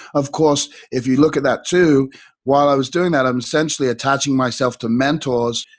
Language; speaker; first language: English; native; English